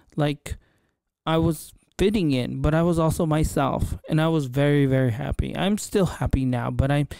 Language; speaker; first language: English; native; English